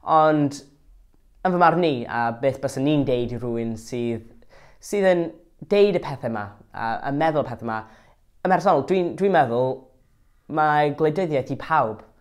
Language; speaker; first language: Welsh; non-native, local second language; English